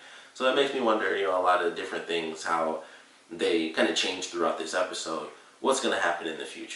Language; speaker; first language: English; native; English